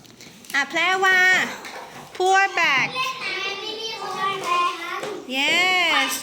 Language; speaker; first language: English; non-native, learner; Thai